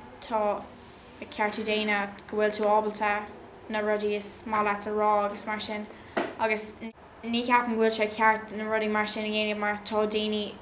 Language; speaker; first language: Irish; non-native, local second language; English